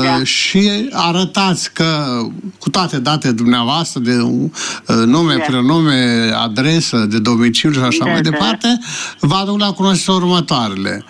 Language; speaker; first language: Romanian; native; Romanian